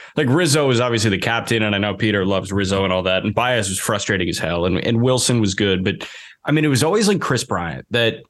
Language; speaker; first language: English; native; English